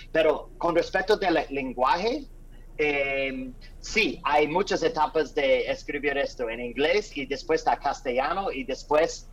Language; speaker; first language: Spanish; non-native, learner; English